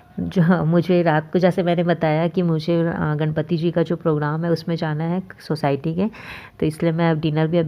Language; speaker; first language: Hindi; native; Hindi